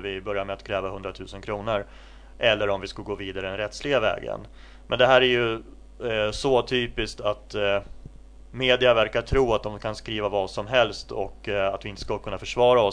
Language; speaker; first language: Swedish; native; Swedish